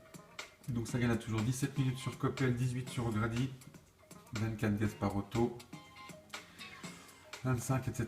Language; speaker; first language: French; native; French